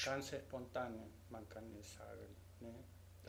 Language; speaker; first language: German; non-native, learner; Spanish